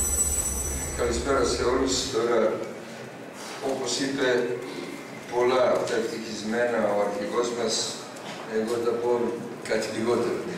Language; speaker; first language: Greek; non-native, fluent; Serbian